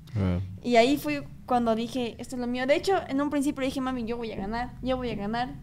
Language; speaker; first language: Spanish; native; Spanish